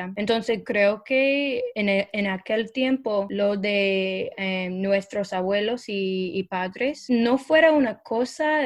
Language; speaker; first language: Spanish; non-native, fluent; English